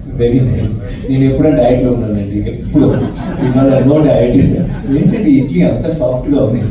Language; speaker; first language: Telugu; non-native, learner; Tamil